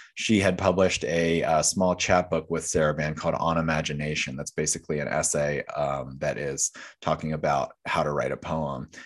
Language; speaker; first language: English; native; English